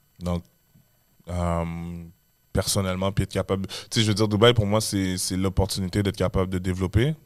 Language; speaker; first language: French; native; French